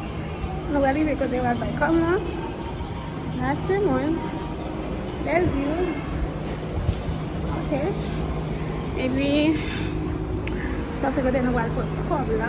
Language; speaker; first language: French; non-native, learner; Haitian Creole